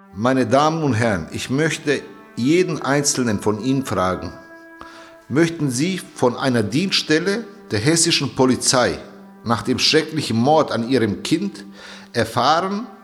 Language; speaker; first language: German; native; German